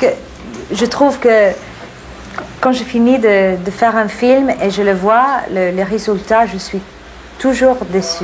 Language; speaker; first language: French; non-native, fluent; English